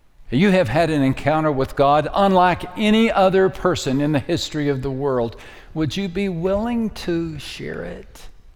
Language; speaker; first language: English; native; English